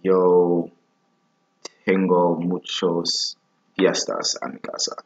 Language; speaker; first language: Spanish; non-native, learner; English